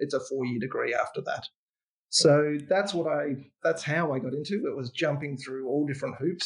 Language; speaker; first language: English; native; English